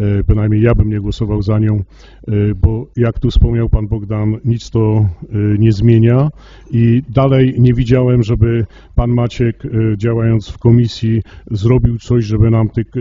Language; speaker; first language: Polish; native; Polish